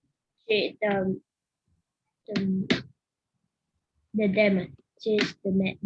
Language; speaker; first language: English; non-native, learner; Vietnamese